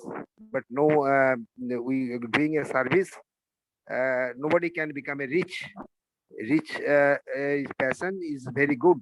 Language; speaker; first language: English; non-native, learner; Hindi